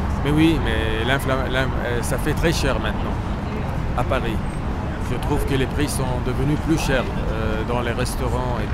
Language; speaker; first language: French; non-native, fluent; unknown